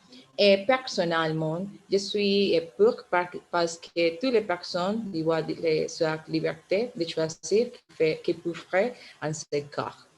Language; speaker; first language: French; non-native, learner; Spanish